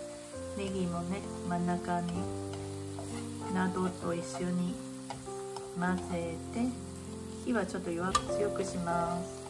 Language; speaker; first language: Japanese; non-native, fluent; Chinese